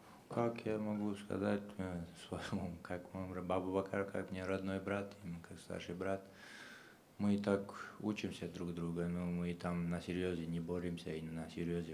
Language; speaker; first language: Russian; non-native, local second language; Chechen